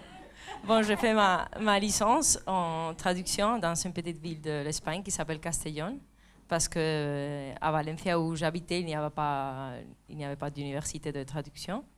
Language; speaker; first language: French; non-native, fluent; Spanish